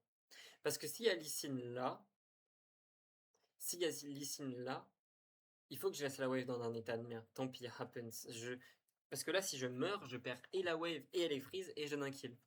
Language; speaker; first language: French; native; French